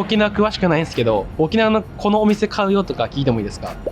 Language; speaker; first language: Japanese; native; Japanese